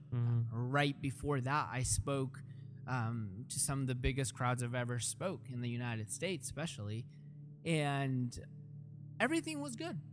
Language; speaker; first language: English; early bilingual, other home language; Russian